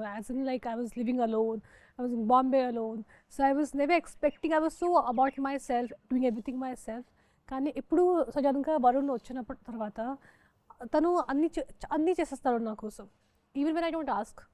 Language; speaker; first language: Telugu; non-native, fluent; Hindi